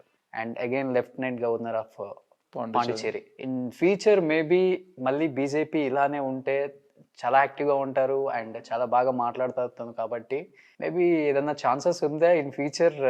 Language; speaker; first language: Telugu; native; Telugu